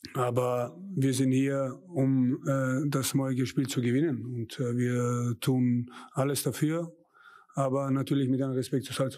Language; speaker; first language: German; native; German